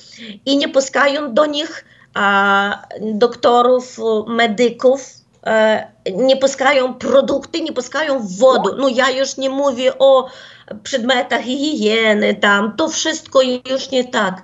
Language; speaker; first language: Polish; non-native, fluent; Ukrainian